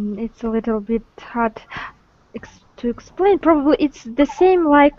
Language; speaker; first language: English; non-native, learner; Russian